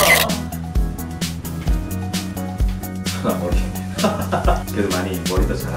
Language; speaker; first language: Korean; native; Korean